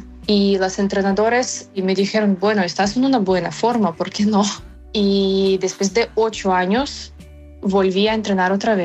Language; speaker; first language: Spanish; non-native, fluent; Ukrainian